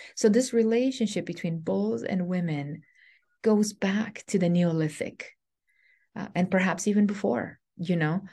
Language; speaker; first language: English; native; English